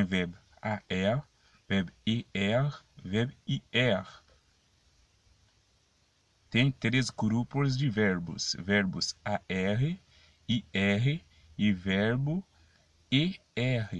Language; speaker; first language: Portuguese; non-native, fluent; Haitian Creole